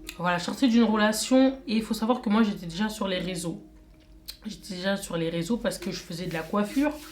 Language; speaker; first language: French; early bilingual, other home language; Lingala